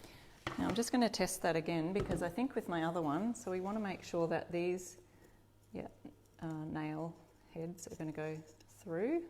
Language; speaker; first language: English; native; English